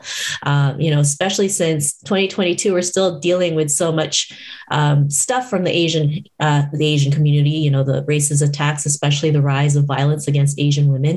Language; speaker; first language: English; native; English